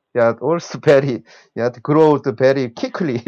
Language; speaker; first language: English; non-native, learner; Korean